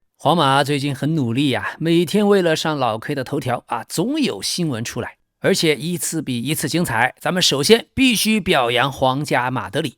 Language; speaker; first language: Chinese; native; Chinese